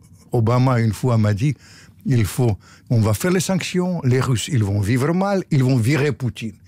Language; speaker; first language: French; non-native, fluent; Russian